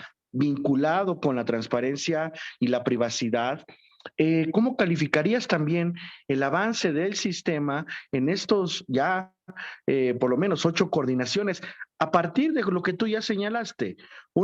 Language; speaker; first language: Spanish; native; Spanish